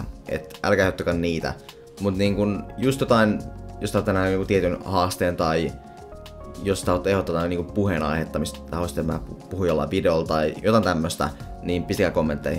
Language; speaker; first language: Finnish; native; Finnish